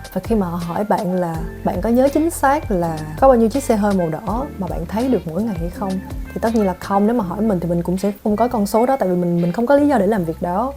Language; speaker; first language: Vietnamese; native; Vietnamese